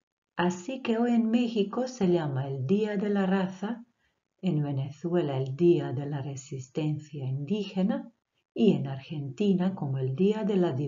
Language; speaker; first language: Spanish; non-native, fluent; Croatian